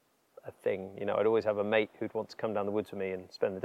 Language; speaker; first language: English; native; English